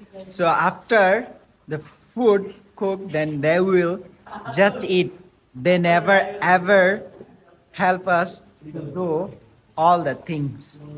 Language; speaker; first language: English; non-native, local second language; Bangla